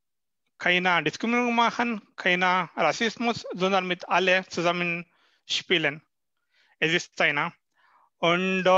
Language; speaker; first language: German; non-native, learner; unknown